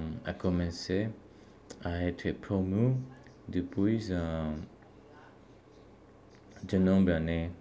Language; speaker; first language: French; non-native, learner; Spanish